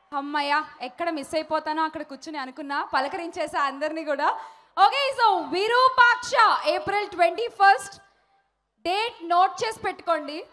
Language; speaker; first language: Telugu; native; Telugu